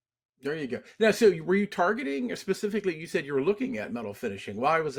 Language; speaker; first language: English; native; English